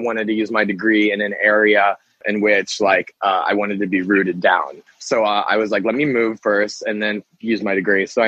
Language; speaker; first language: English; native; English